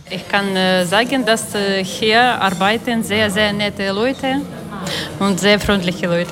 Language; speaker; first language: German; non-native, learner; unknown